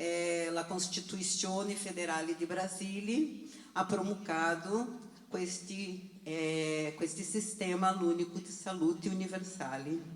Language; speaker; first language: Italian; non-native, learner; Portuguese